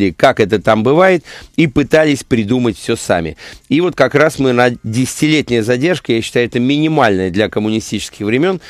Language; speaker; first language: Russian; native; Russian